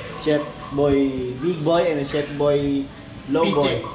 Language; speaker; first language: English; non-native, local second language; Filipino